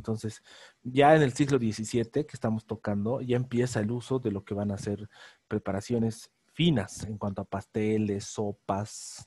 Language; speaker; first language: Spanish; native; Spanish